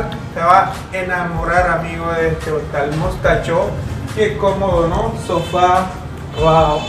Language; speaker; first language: Spanish; non-native, fluent; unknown